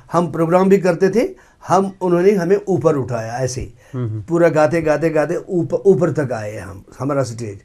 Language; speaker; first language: Urdu; non-native, local second language; Kashmiri